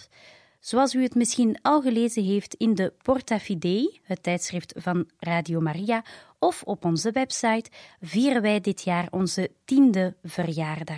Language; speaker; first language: Dutch; native; Dutch